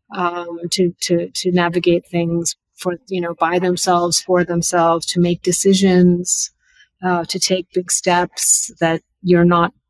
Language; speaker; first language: English; early bilingual, other home language; Bangla